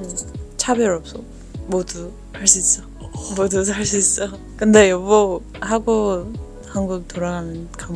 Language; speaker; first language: Korean; non-native, learner; Dutch